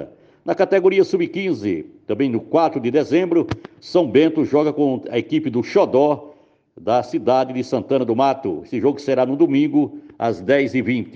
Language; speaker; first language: Portuguese; native; Portuguese